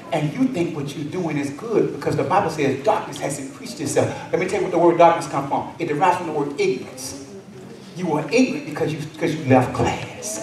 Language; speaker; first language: English; native; English